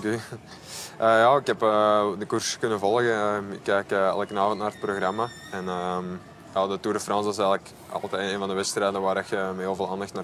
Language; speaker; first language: Dutch; native; Dutch